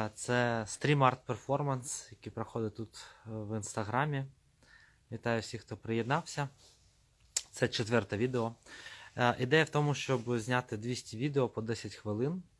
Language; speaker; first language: Ukrainian; non-native, local second language; Russian